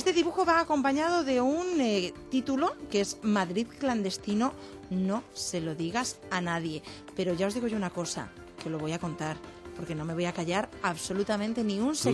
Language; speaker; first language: Spanish; native; Spanish